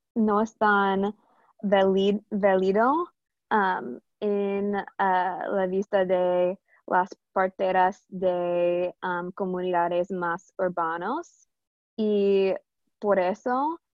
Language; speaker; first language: Spanish; non-native, learner; English